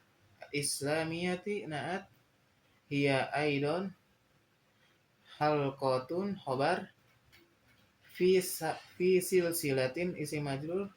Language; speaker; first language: Arabic; non-native, learner; Indonesian